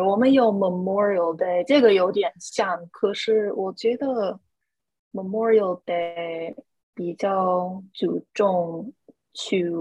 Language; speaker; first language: Chinese; non-native, fluent; English